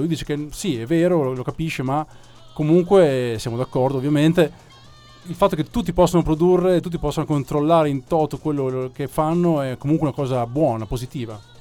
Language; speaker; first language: Italian; native; Italian